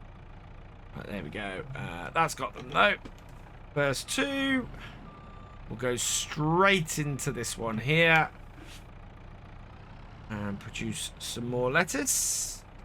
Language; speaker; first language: English; native; English